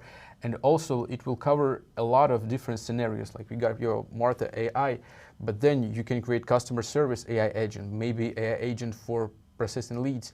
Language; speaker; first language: English; non-native, fluent; Russian